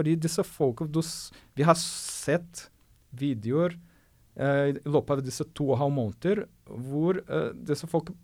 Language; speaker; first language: Norwegian; non-native, fluent; Portuguese